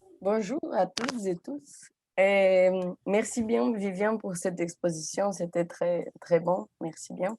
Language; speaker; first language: French; non-native, fluent; Portuguese